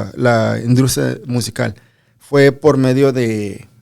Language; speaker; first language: Spanish; early bilingual, other home language; English